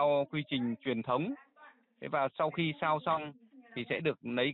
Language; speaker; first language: Vietnamese; native; Vietnamese